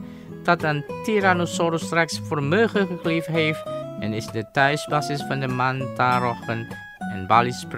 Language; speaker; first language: Dutch; non-native, fluent; Indonesian